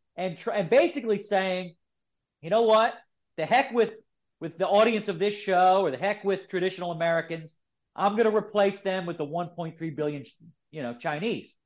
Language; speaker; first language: English; native; English